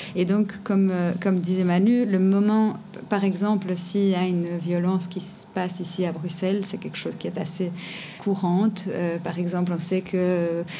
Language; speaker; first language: French; non-native, fluent; Portuguese